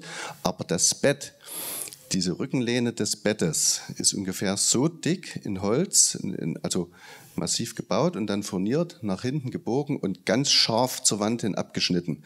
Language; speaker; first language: German; native; German